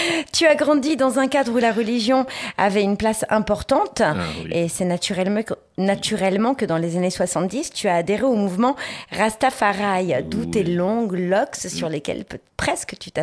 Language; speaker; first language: French; native; French